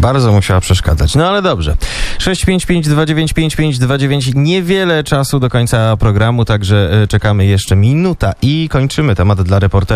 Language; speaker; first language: Polish; native; Polish